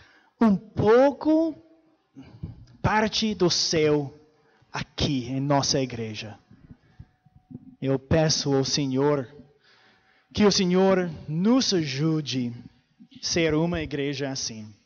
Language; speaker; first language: Portuguese; non-native, fluent; English